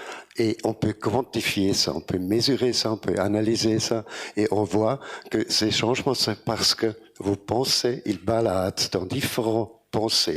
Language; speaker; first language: French; non-native, fluent; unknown